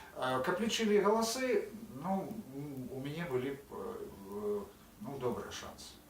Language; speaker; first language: Belarusian; native; Belarusian